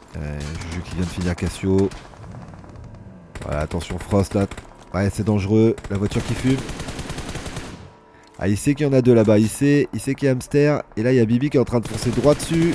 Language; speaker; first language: French; native; French